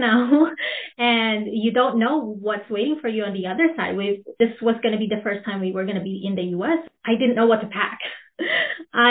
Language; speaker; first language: English; non-native, local second language; Filipino